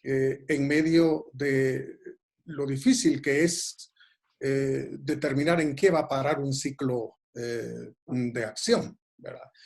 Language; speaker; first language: Spanish; native; Spanish